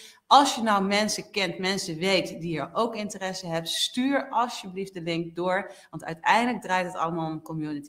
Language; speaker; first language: Dutch; native; Dutch